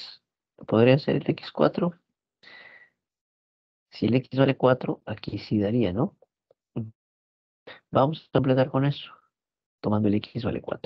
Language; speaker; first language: Spanish; native; Spanish